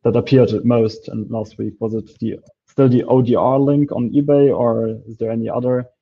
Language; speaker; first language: English; non-native, fluent; Polish